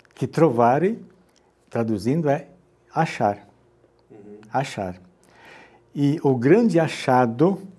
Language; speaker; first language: Portuguese; native; Portuguese